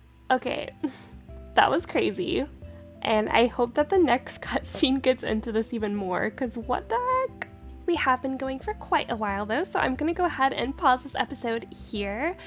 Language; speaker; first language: English; native; English